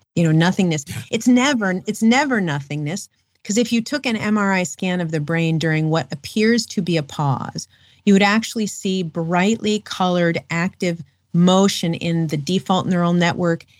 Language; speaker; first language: English; native; English